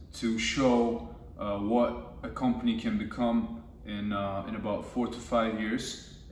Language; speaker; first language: English; non-native, fluent; Turkish